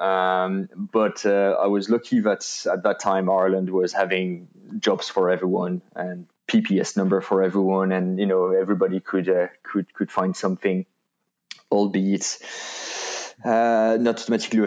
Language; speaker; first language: English; non-native, fluent; French